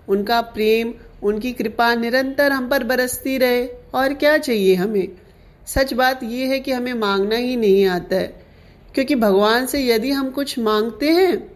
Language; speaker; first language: Hindi; non-native, local second language; Sindhi